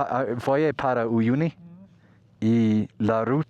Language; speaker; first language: Spanish; non-native, learner; English